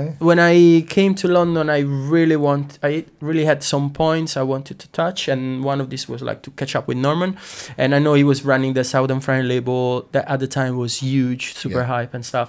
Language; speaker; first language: English; non-native, fluent; Italian